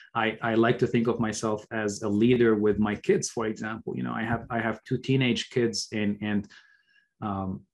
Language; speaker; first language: English; non-native, fluent; Arabic